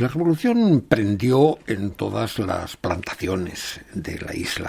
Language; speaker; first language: Spanish; native; Spanish